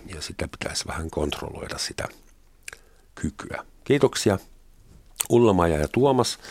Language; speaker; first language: Finnish; non-native, fluent; German